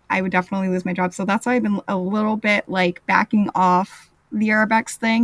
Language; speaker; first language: English; native; English